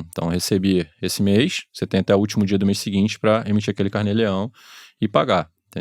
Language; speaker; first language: Portuguese; native; Portuguese